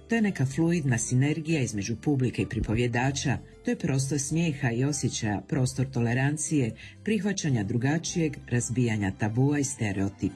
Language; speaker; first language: Serbian; native; Serbian